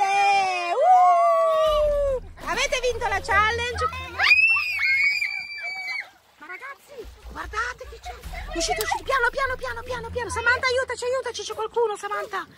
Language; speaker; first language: Italian; native; Italian